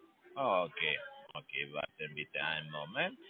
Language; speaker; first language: German; non-native, learner; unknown